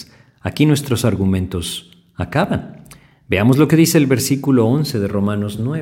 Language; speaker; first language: Spanish; native; Spanish